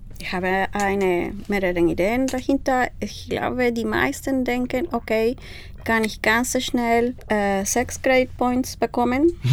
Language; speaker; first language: German; non-native, fluent; Spanish